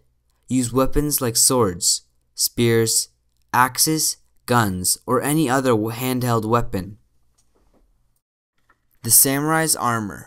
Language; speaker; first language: English; native; English